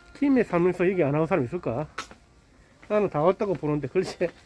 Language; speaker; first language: Korean; native; Korean